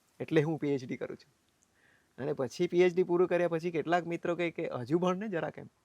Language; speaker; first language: Gujarati; non-native, local second language; Bhili